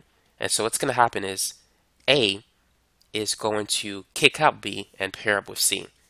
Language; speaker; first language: English; native; English